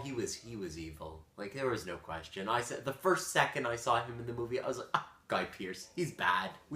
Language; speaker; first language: English; native; English